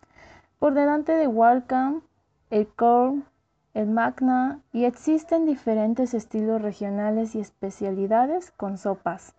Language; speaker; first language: Spanish; native; Spanish